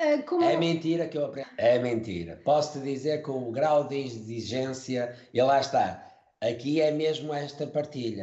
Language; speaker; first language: Portuguese; native; Portuguese